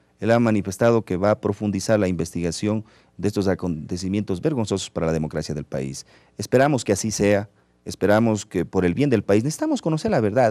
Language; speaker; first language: Spanish; native; Spanish